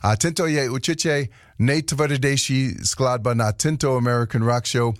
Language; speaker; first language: Czech; non-native, learner; English